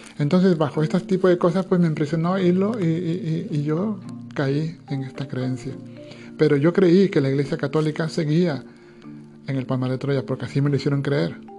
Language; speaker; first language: Spanish; native; Spanish